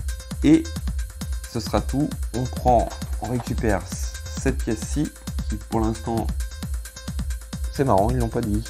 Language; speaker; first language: French; native; French